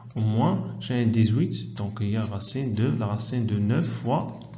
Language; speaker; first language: French; non-native, local second language; Arabic